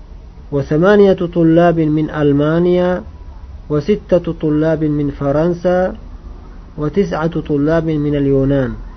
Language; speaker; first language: Arabic; non-native, fluent; Uzbek